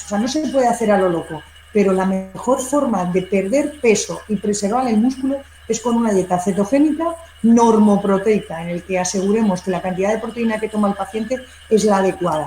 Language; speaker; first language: Spanish; native; Spanish